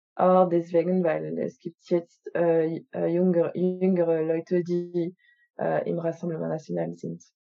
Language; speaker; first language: German; non-native, fluent; French